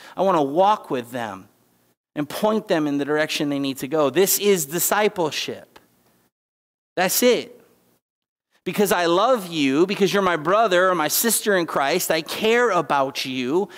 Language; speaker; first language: English; native; English